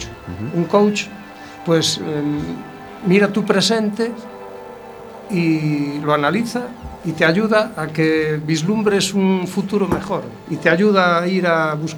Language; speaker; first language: Spanish; native; Spanish